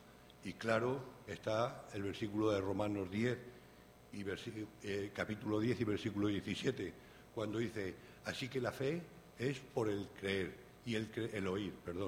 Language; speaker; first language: Spanish; native; Spanish